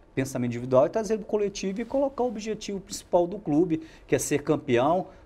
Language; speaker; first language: Portuguese; native; Portuguese